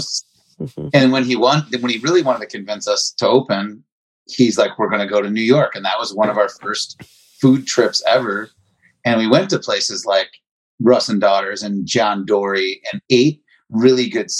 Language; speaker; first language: English; native; English